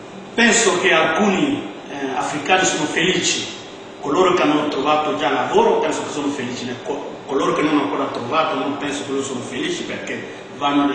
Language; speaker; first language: Italian; non-native, fluent; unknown